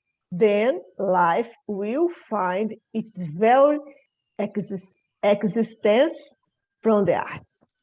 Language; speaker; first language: English; non-native, learner; Portuguese